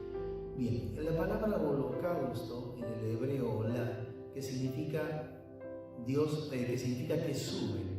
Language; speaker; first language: Spanish; native; Spanish